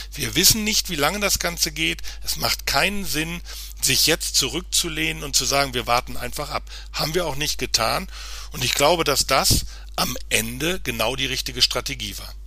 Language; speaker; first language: German; native; German